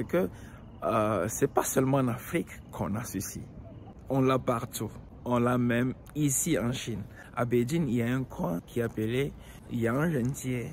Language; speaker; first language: French; non-native, local second language; Ewe